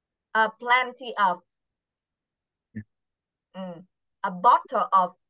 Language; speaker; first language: English; non-native, fluent; Vietnamese